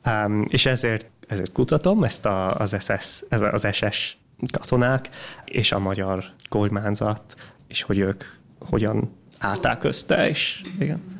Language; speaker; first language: Hungarian; early bilingual, heritage; English